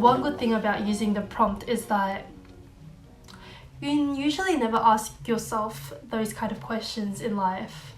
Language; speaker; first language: English; non-native, fluent; Korean